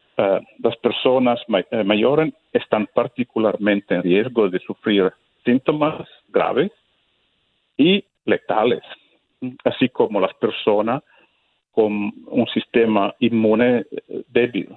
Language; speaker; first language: Spanish; non-native, fluent; Italian